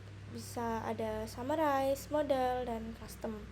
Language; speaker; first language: Indonesian; native; Indonesian